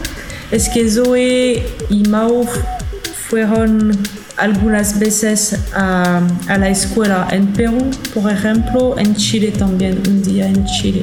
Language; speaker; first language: Spanish; non-native, learner; French